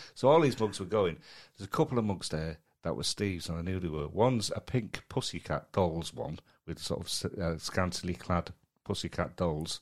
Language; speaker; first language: English; native; English